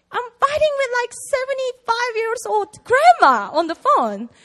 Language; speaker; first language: English; non-native, fluent; Korean